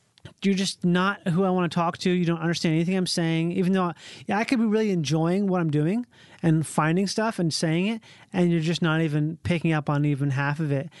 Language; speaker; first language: English; native; English